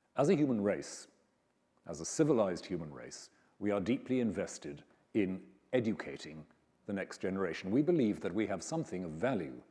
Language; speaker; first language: English; native; English